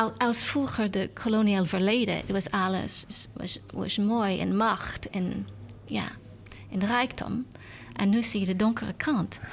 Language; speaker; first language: Dutch; non-native, learner; English